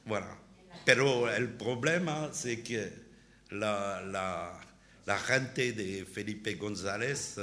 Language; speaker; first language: Spanish; non-native, learner; French